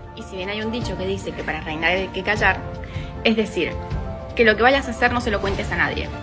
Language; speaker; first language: Spanish; native; Spanish